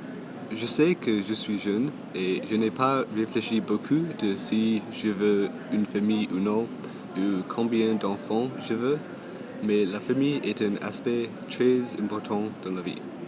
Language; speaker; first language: French; non-native, local second language; English